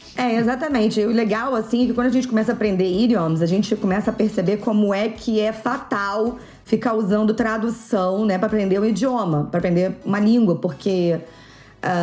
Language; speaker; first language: Portuguese; native; Portuguese